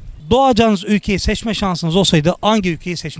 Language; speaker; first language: Turkish; native; Turkish